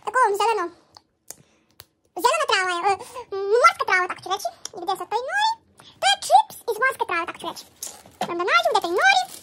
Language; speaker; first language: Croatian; non-native, fluent; Russian